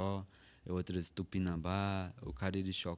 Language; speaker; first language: Portuguese; non-native, local second language; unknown